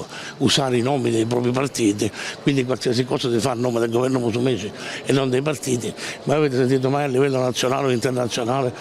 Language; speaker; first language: Italian; native; Italian